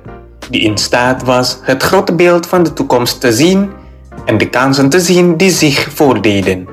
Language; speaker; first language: Dutch; non-native, fluent; Indonesian